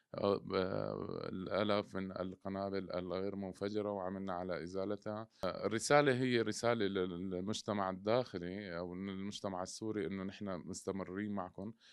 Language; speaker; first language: Arabic; native; Arabic